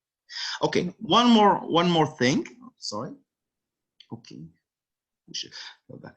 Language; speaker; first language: English; non-native, fluent; Arabic